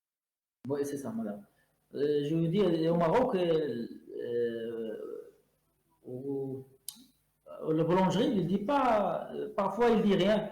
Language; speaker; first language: French; non-native, local second language; Arabic